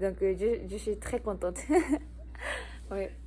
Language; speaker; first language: French; non-native, learner; Japanese